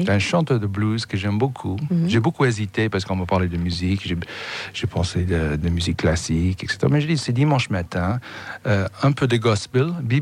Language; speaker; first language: French; non-native, fluent; English